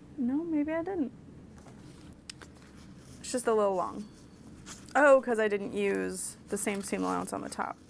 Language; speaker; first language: English; native; English